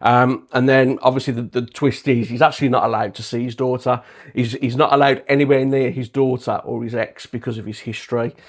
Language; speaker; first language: English; native; English